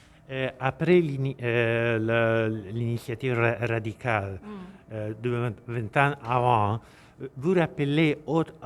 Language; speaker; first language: French; non-native, learner; Italian